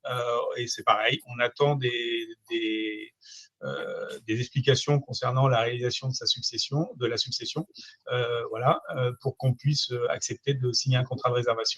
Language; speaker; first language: French; native; French